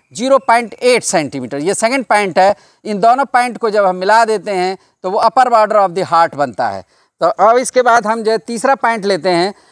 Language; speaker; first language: Hindi; native; Hindi